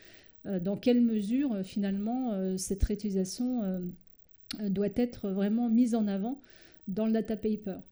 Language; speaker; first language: French; native; French